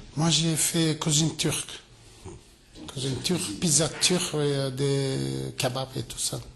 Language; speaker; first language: French; non-native, learner; Turkish